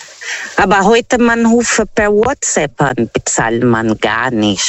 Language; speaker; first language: German; non-native, fluent; Portuguese